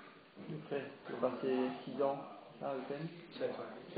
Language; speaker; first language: French; native; French